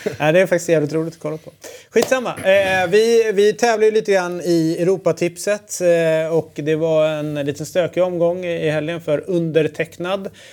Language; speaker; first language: Swedish; native; Swedish